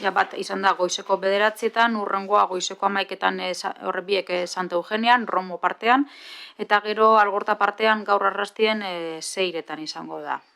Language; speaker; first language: Basque; native; Basque